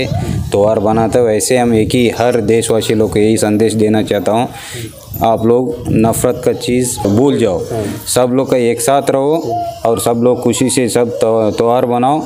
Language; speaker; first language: Hindi; non-native, local second language; Kannada